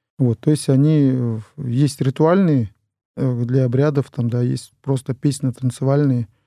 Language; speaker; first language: Russian; non-native, local second language; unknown